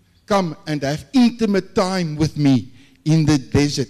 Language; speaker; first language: English; non-native, local second language; Afrikaans